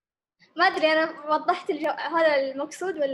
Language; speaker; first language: Arabic; native; Arabic